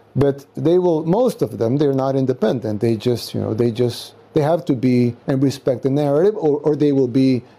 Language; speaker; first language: English; non-native, fluent; Spanish